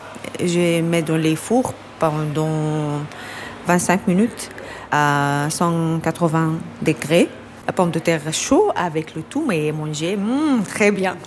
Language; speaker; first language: French; non-native, learner; Arabic